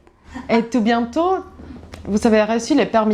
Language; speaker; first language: French; native; French